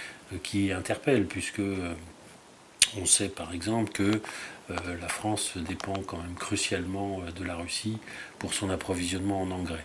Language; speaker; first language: French; native; French